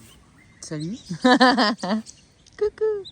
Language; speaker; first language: French; native; French